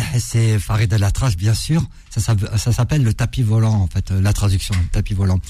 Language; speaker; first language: French; early bilingual, other home language; Arabic